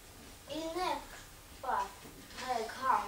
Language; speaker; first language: French; non-native, learner; Russian